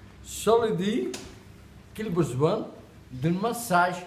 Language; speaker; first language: French; non-native, learner; Portuguese